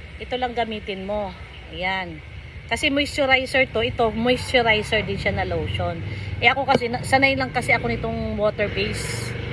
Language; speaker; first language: Filipino; native; Filipino